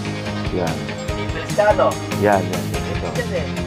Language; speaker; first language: Filipino; native; Filipino